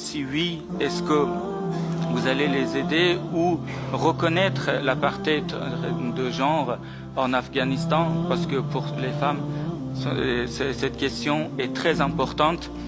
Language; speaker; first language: French; non-native, fluent; Persian